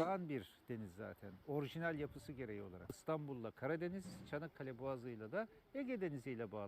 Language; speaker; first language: Turkish; native; Turkish